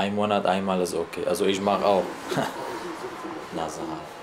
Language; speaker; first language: German; non-native, learner; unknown